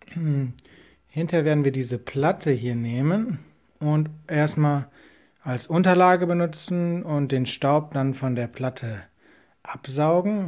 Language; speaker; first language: German; native; German